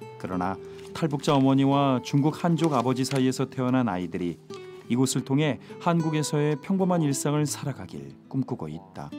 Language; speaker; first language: Korean; native; Korean